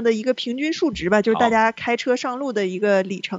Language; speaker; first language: Chinese; native; Chinese